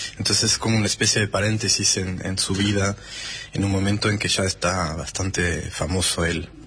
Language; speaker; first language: Spanish; non-native, fluent; French